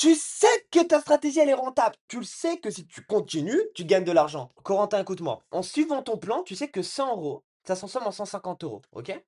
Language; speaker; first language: French; native; French